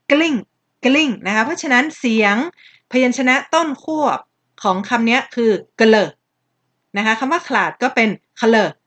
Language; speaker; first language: Thai; native; Thai